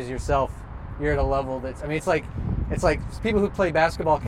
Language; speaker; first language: English; native; English